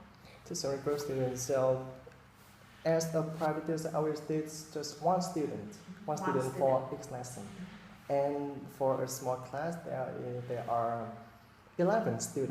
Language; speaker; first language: English; non-native, fluent; Vietnamese